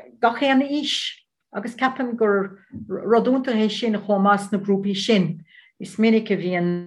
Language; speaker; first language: Irish; non-native, learner; Dutch